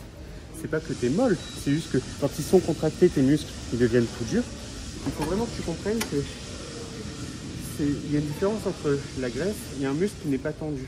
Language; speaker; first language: French; native; French